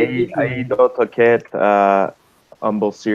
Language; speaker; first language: Albanian; non-native, learner; English